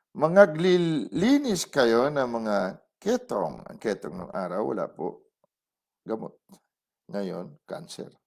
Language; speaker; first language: Filipino; non-native, local second language; Cebuano